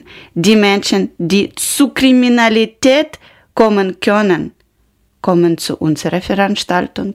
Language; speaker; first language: German; non-native, learner; Ukrainian